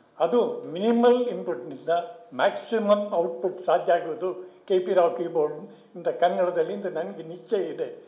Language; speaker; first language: Kannada; non-native, local second language; Tulu